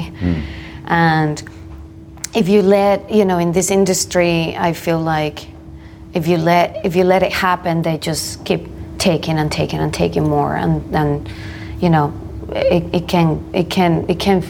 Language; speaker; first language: English; non-native, fluent; Spanish